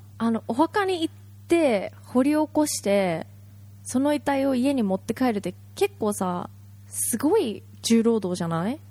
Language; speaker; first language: Japanese; native; Japanese